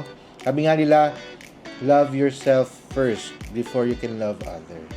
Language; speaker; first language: Filipino; native; Filipino